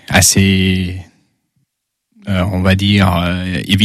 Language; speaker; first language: French; early bilingual, heritage; Dutch